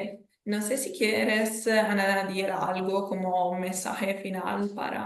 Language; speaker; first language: Spanish; non-native, fluent; Italian